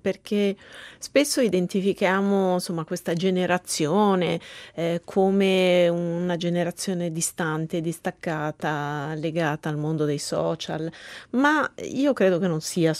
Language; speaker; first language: Italian; native; Italian